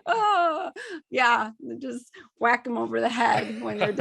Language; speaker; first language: English; native; English